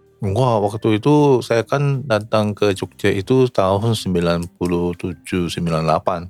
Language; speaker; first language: Indonesian; early bilingual, other home language; Japanese